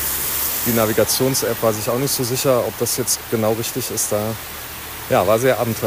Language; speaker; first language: German; native; German